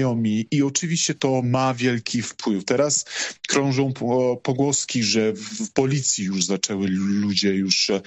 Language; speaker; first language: Polish; non-native, fluent; Georgian